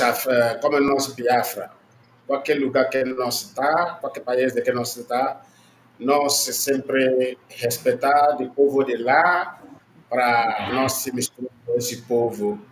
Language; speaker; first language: Portuguese; non-native, learner; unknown